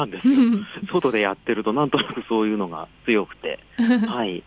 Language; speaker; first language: Japanese; native; Japanese